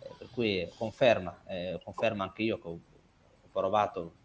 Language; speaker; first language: Italian; non-native, fluent; Somali